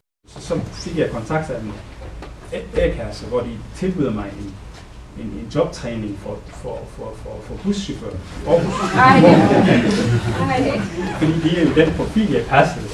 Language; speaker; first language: Danish; non-native, fluent; Somali